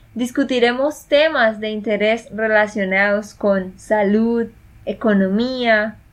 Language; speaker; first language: Spanish; native; Spanish